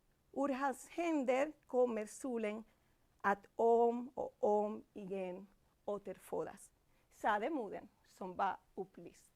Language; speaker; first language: Swedish; non-native, fluent; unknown